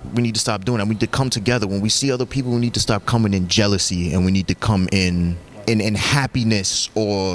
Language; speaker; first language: English; native; English